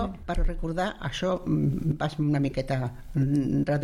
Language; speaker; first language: Catalan; non-native, local second language; Spanish